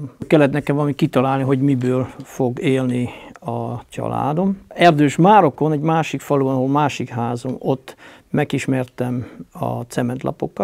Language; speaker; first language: Hungarian; non-native, fluent; Dutch